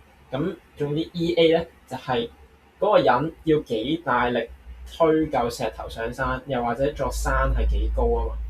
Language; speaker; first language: Cantonese; native; Cantonese